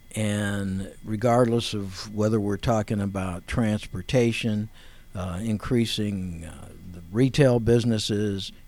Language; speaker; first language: English; native; English